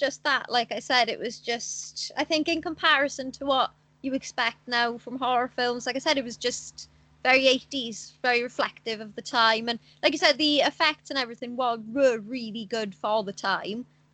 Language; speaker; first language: English; native; English